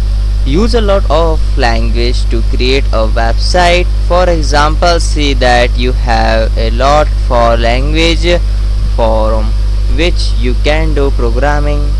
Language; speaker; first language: English; non-native, learner; Hindi